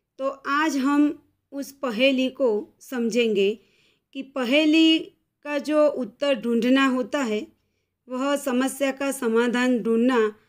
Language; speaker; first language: Hindi; non-native, local second language; Gujarati